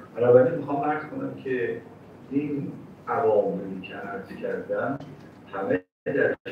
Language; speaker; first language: Persian; native; Persian